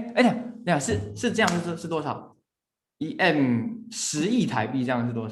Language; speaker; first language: Chinese; native; Chinese